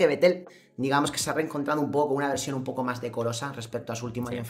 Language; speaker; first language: Spanish; native; Spanish